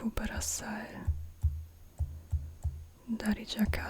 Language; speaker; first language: Indonesian; non-native, learner; German